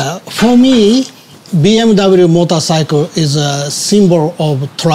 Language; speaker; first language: English; non-native, learner; Japanese